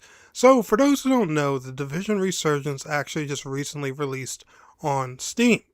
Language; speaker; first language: English; native; English